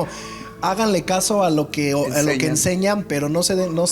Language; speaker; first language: Spanish; native; Spanish